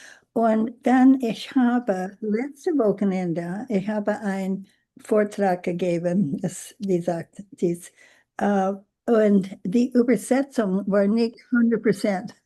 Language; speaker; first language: German; non-native, learner; English